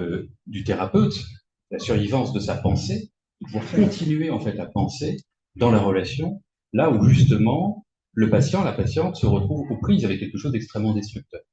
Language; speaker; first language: French; native; French